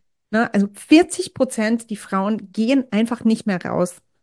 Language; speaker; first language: German; non-native, fluent; English